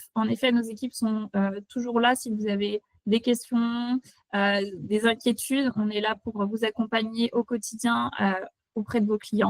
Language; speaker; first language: French; native; French